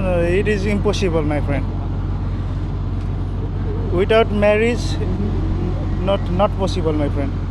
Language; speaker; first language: English; non-native, learner; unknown